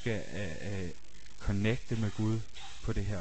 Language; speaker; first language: Danish; native; Danish